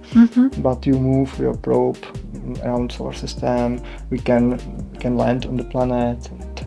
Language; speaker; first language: English; non-native, learner; Czech